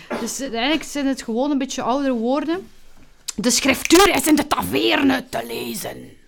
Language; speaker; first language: Dutch; native; Dutch